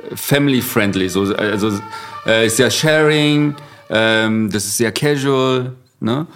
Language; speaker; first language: German; early bilingual, other home language; Korean